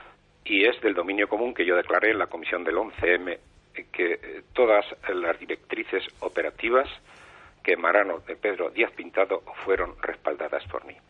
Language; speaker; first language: Spanish; native; Spanish